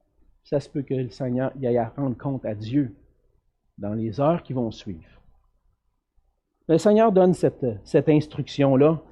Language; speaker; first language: French; native; French